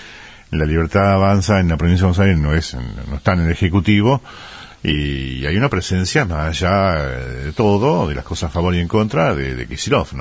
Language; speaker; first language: Spanish; native; Spanish